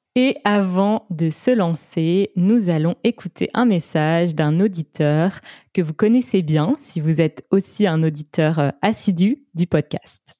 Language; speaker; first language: French; native; French